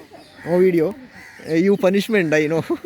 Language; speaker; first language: English; non-native, learner; Telugu